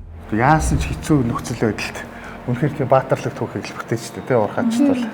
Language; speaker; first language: Mongolian; native; Mongolian